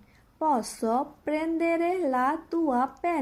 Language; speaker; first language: Italian; non-native, fluent; Bangla